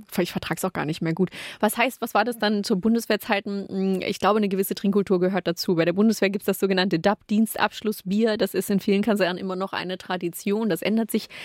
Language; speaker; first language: German; native; German